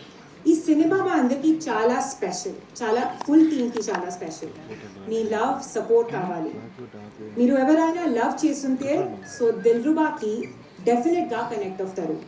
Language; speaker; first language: Telugu; non-native, learner; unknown